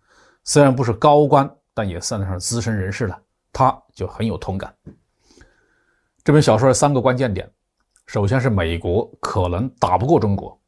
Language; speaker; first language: Chinese; native; Chinese